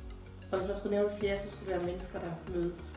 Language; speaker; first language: Danish; native; Danish